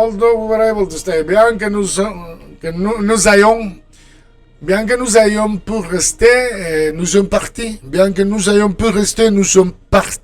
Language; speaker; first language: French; non-native, fluent; Spanish